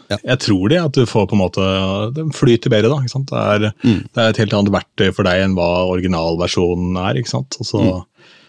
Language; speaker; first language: Norwegian; native; Norwegian